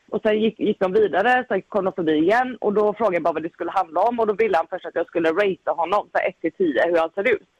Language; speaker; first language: Swedish; native; Swedish